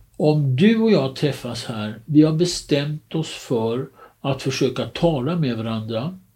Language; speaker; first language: Swedish; native; Swedish